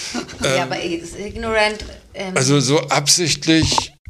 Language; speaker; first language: German; native; German